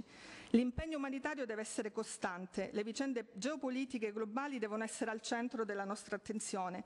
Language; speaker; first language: Italian; native; Italian